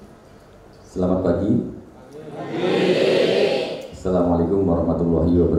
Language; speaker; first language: Indonesian; native; Indonesian